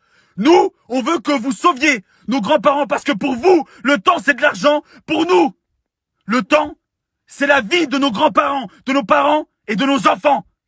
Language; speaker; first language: French; native; French